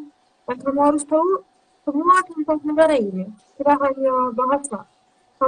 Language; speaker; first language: Indonesian; non-native, learner; Turkish